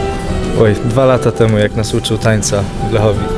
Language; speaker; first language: Polish; early bilingual, heritage; English